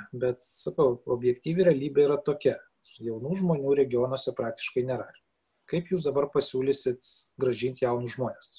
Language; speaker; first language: Lithuanian; native; Lithuanian